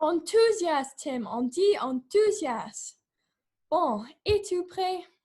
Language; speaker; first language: French; non-native, learner; English